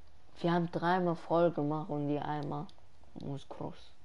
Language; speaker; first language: German; early bilingual, other home language; Persian